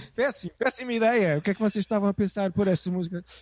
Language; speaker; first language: Portuguese; native; Portuguese